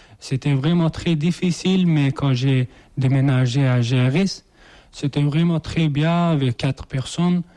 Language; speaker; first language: French; non-native, learner; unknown